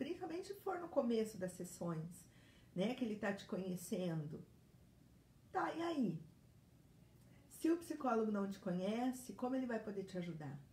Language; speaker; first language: Portuguese; native; Portuguese